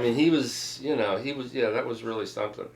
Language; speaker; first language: English; native; English